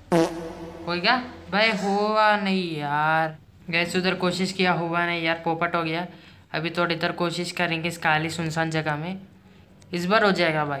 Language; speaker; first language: Hindi; native; Hindi